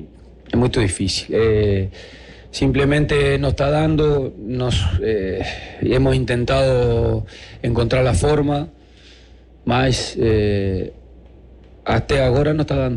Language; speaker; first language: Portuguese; non-native, learner; Spanish